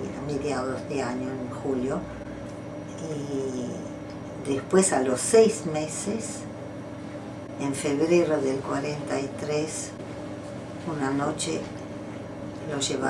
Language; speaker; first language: Spanish; non-native, fluent; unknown